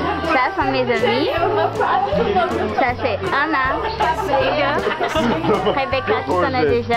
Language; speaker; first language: French; non-native, learner; Portuguese